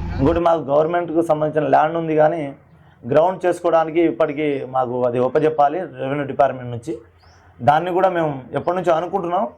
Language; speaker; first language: Telugu; non-native, local second language; Lambadi